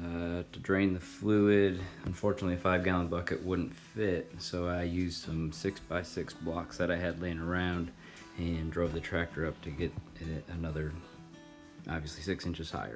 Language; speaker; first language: English; native; English